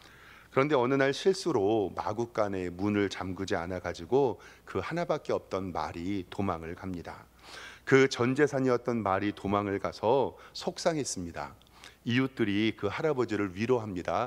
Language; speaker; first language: Korean; native; Korean